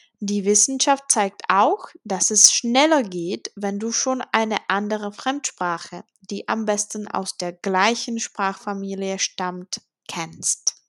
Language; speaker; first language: German; non-native, fluent; Czech